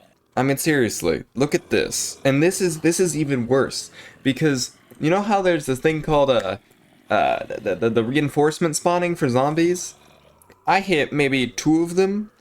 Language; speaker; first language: English; native; English